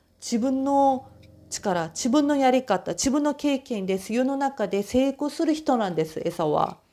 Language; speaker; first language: Japanese; non-native, fluent; Korean